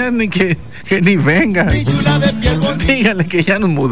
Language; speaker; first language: Spanish; native; Spanish